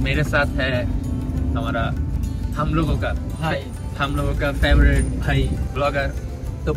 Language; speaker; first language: Hindi; non-native, learner; Bangla